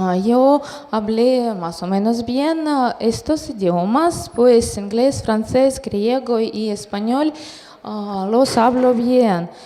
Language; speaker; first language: Spanish; non-native, fluent; Russian